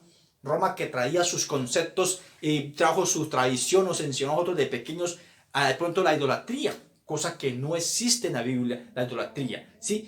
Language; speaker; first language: Spanish; native; Spanish